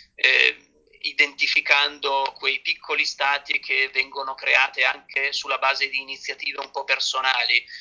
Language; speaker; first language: Italian; native; Italian